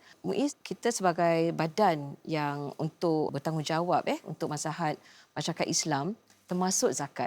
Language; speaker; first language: Malay; native; Malay